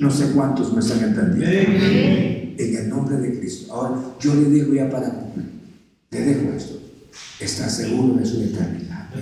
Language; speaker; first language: Spanish; native; Spanish